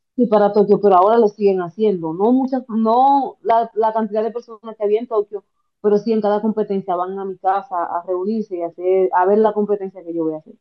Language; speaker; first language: Spanish; native; Spanish